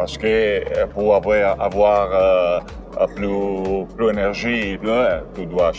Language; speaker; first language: French; non-native, learner; Italian